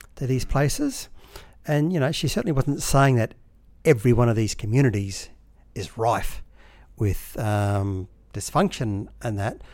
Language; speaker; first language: English; native; English